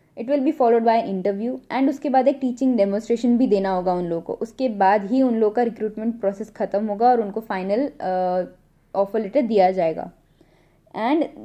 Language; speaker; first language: Hindi; non-native, local second language; Gujarati